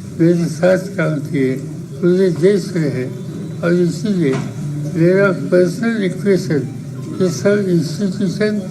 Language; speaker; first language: Hindi; non-native, local second language; Marathi